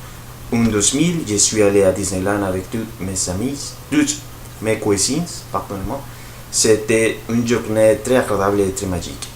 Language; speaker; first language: French; non-native, learner; Spanish